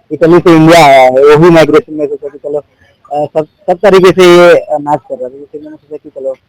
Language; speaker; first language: Hindi; non-native, local second language; Telugu